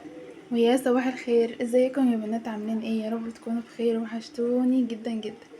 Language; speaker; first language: Arabic; native; Arabic